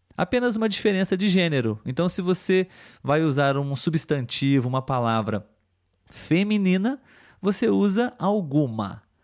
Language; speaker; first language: Portuguese; native; Portuguese